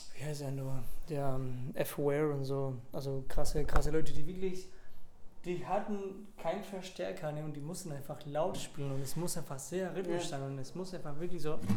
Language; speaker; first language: German; non-native, fluent; Spanish